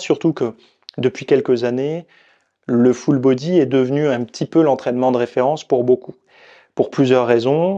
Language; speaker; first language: French; native; French